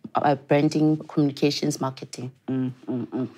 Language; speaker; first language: English; non-native, local second language; Southern Sotho